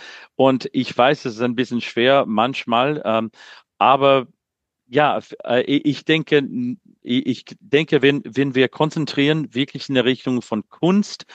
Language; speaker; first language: German; non-native, learner; English